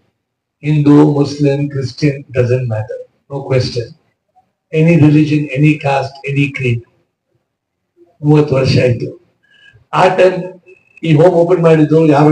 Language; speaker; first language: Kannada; non-native, local second language; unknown